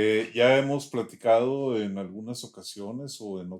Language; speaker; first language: Spanish; native; Spanish